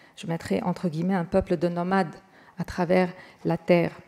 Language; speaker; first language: French; non-native, fluent; Arabic